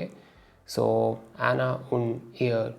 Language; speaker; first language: German; non-native, learner; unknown